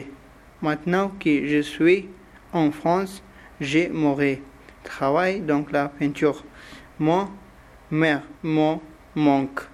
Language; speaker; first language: French; non-native, learner; Pashto